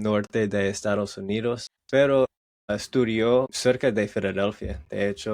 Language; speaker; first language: Spanish; non-native, learner; English